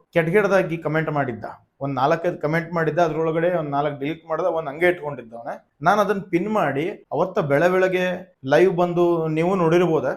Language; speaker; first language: Kannada; non-native, local second language; Marathi